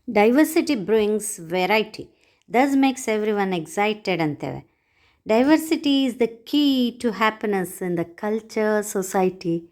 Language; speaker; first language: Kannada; non-native, local second language; Konkani